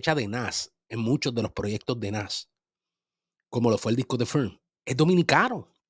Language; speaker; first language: Spanish; early bilingual, heritage; Spanish